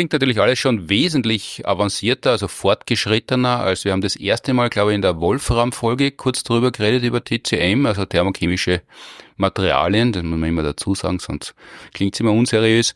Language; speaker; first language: German; native; German